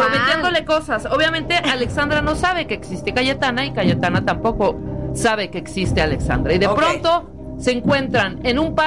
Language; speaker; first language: Spanish; native; Spanish